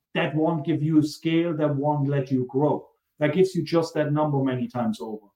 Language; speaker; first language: English; non-native, fluent; German